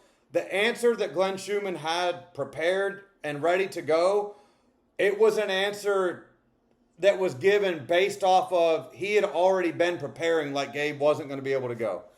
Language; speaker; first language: English; native; English